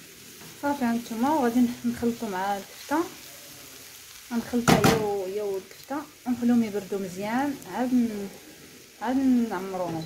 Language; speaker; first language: Arabic; native; Arabic